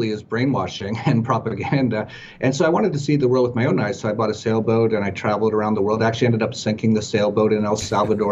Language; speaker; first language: English; native; English